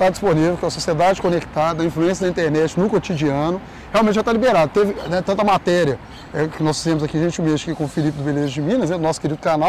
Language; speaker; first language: Portuguese; native; Portuguese